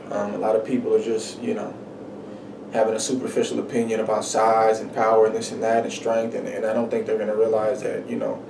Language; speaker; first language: English; native; English